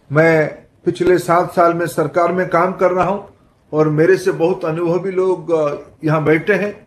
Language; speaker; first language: Hindi; non-native, local second language; Odia